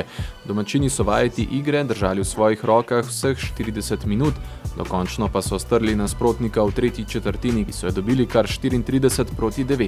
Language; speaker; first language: Slovenian; native; Slovenian